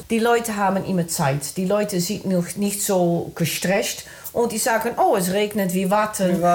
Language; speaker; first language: German; non-native, learner; Dutch